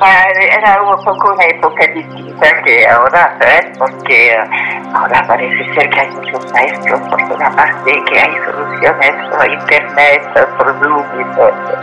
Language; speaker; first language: Spanish; non-native, fluent; French